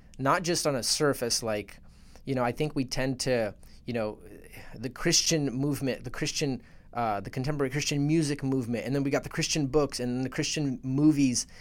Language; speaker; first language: English; early bilingual, other home language; Russian